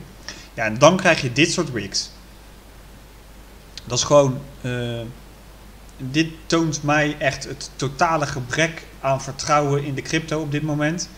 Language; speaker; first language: Dutch; native; Dutch